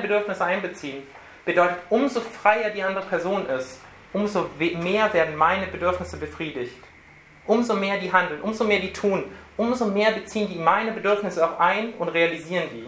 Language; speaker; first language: German; native; German